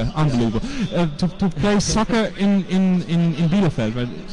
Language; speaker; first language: English; non-native, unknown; German